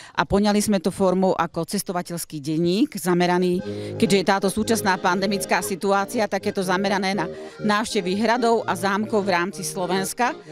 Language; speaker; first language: Slovak; native; Slovak